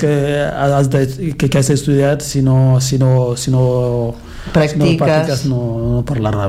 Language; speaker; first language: Catalan; non-native, fluent; Fula